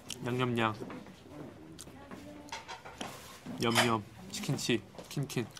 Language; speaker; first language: Korean; native; Korean